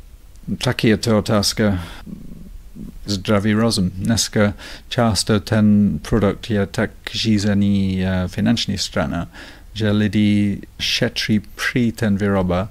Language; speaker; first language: Czech; non-native, fluent; English